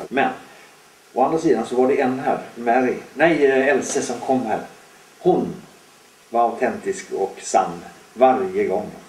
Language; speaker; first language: Swedish; native; Swedish